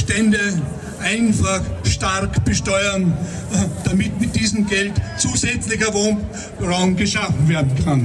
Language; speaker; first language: German; native; German